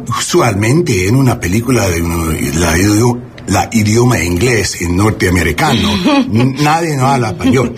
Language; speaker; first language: Spanish; early bilingual, heritage; English